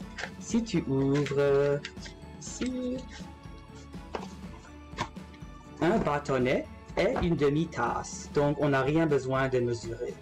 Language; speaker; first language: French; non-native, local second language; English